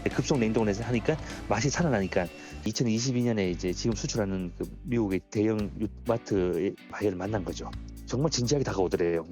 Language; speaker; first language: Korean; native; Korean